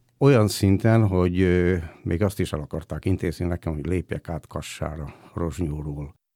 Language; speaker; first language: Hungarian; native; Hungarian